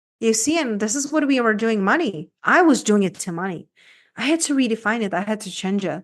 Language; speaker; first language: English; non-native, fluent; Czech